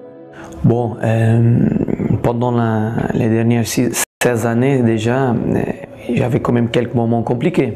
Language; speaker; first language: French; non-native, fluent; Portuguese